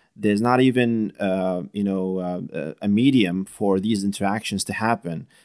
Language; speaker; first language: English; non-native, fluent; Arabic